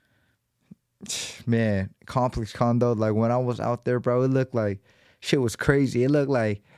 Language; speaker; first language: English; native; English